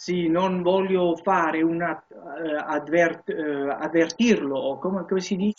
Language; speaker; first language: Italian; non-native, learner; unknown